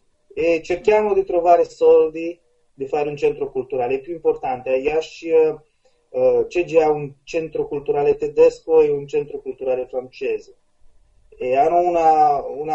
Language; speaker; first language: Italian; non-native, fluent; Romanian